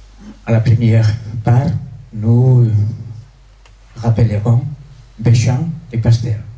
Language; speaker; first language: French; non-native, fluent; Spanish